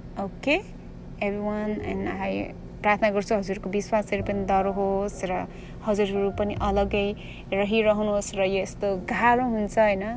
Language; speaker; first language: Nepali; early bilingual, heritage; Nepali